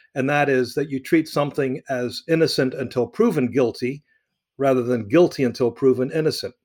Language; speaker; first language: English; early bilingual, other home language; Arabic